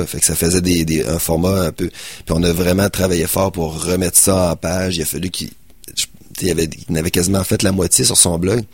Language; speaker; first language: French; native; French